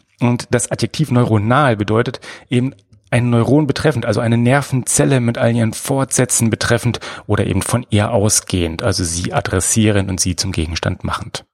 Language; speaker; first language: German; native; German